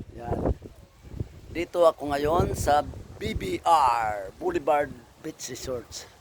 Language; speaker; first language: Filipino; non-native, local second language; Hiligaynon